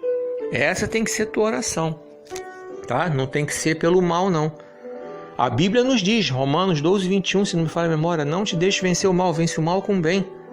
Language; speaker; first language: Portuguese; native; Portuguese